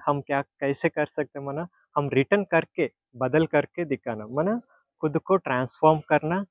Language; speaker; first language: Hindi; non-native, local second language; Gujarati